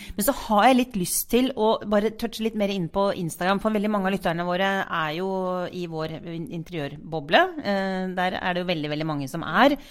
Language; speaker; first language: Norwegian; native; Norwegian